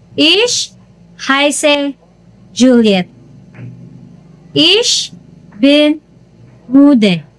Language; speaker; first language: German; non-native, learner; Cebuano